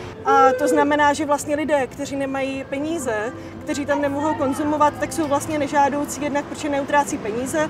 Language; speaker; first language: Czech; native; Czech